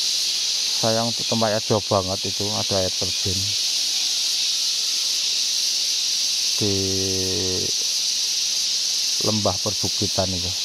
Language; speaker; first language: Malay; non-native, local second language; Javanese